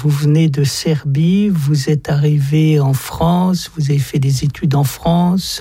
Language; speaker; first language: French; native; French